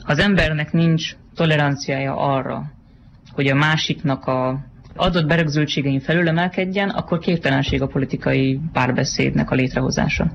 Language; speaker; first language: Hungarian; native; Hungarian